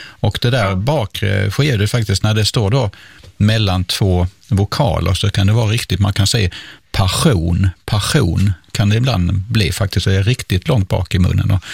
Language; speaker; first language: Swedish; native; Swedish